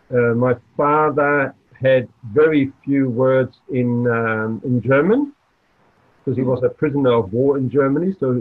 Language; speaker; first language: English; non-native, fluent; German